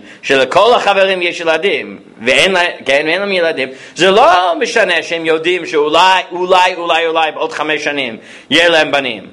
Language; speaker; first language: Hebrew; non-native, fluent; English